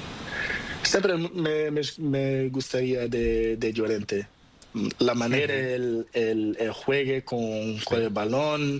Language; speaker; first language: Spanish; non-native, learner; Portuguese